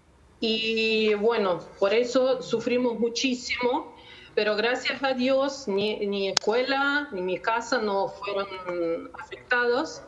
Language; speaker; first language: Spanish; non-native, learner; Ukrainian